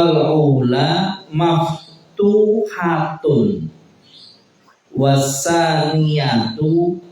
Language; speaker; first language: Arabic; non-native, fluent; Indonesian